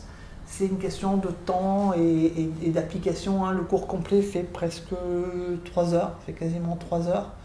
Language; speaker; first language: French; native; French